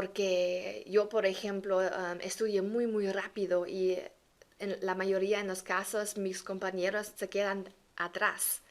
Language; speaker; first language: Spanish; non-native, fluent; German